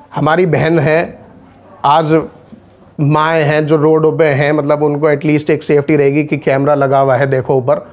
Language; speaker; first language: Hindi; native; Hindi